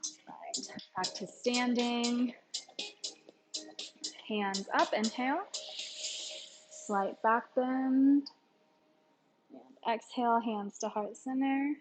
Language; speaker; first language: English; native; English